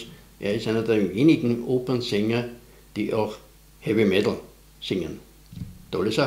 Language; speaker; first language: German; native; German